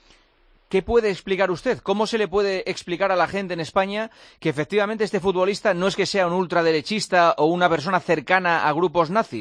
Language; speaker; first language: Spanish; native; Spanish